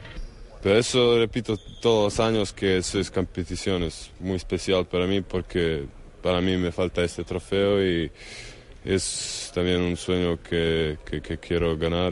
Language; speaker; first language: Spanish; non-native, fluent; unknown